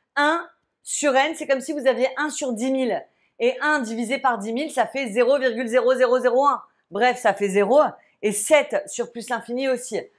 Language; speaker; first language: French; native; French